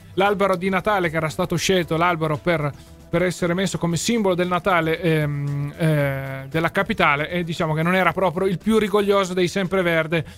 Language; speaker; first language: Italian; native; Italian